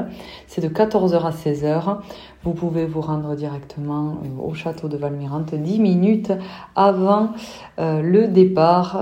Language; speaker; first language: French; native; French